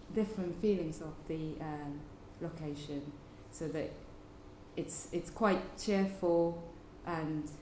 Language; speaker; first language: English; non-native, fluent; Japanese